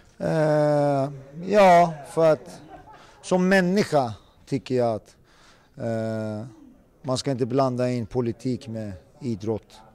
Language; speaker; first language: Swedish; early bilingual, other home language; Persian